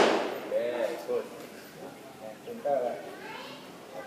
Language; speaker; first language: English; non-native, learner; Thai